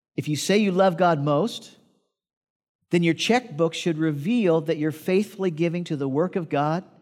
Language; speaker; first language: English; native; English